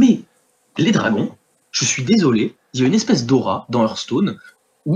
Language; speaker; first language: French; native; French